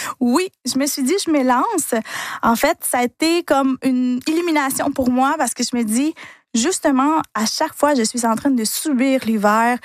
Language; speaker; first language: French; non-native, fluent; Spanish